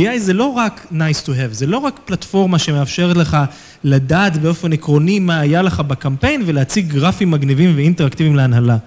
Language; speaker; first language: Hebrew; native; Hebrew